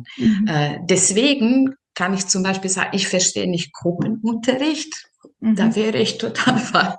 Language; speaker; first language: German; non-native, fluent; Serbian